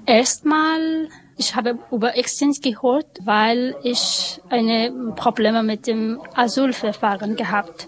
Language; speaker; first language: German; non-native, learner; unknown